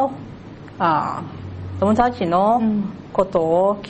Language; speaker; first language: Japanese; non-native, learner; Cantonese